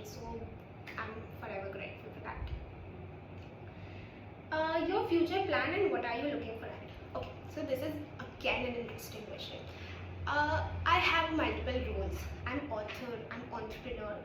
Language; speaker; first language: English; non-native, local second language; Hindi